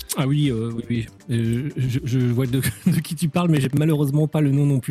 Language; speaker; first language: French; native; French